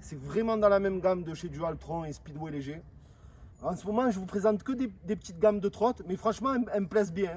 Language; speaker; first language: French; native; French